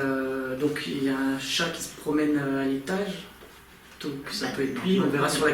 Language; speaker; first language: French; native; French